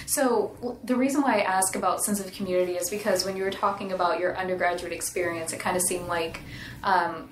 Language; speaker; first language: English; native; English